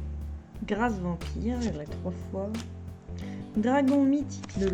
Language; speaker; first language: French; native; French